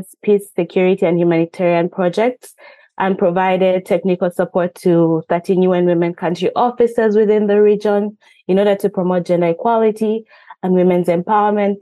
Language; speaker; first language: English; non-native, local second language; Ganda